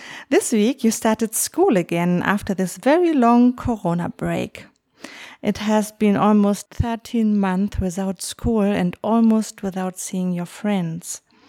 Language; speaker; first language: English; non-native, fluent; German